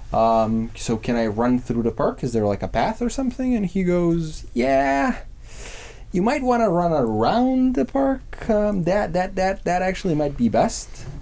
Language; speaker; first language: English; non-native, fluent; Serbian